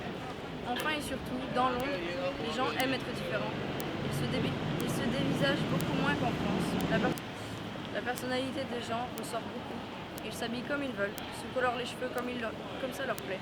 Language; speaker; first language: French; native; French